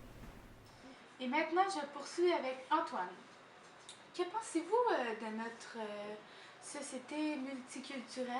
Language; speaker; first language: French; native; French